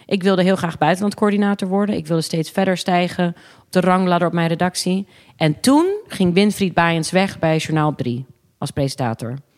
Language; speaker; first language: Dutch; early bilingual, other home language; English